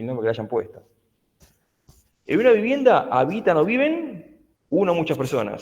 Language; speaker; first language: Spanish; native; Spanish